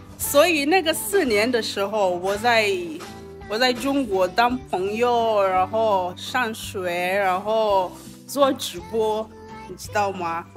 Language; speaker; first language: Chinese; non-native, learner; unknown